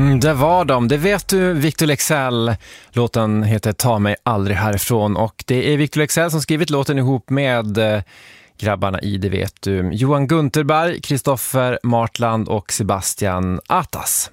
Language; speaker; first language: Swedish; native; Swedish